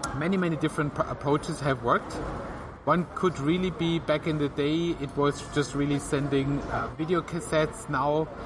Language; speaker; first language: English; non-native, fluent; German